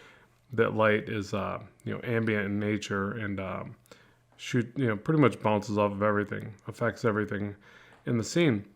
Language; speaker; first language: English; native; English